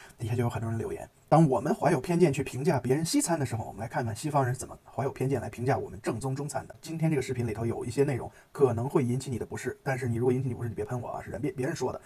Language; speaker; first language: Chinese; native; Chinese